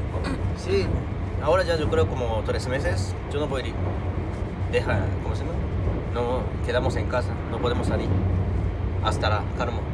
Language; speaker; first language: Spanish; non-native, learner; Japanese